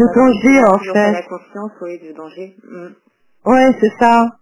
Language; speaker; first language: French; non-native, fluent; German